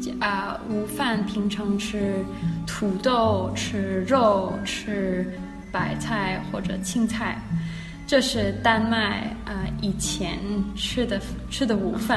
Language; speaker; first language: Chinese; non-native, learner; Danish